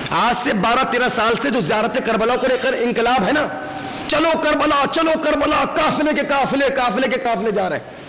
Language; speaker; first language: Urdu; native; Urdu